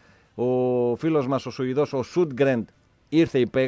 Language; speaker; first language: Greek; native; Greek